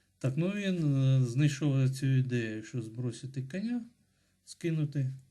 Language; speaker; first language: Ukrainian; non-native, local second language; Russian